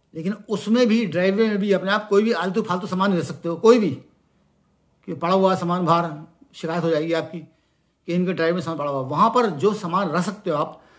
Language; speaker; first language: Hindi; native; Hindi